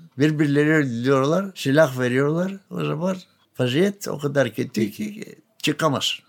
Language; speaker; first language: Turkish; non-native, local second language; Greek